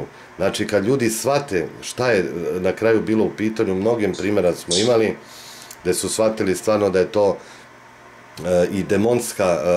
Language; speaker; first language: Bosnian; native; Bosnian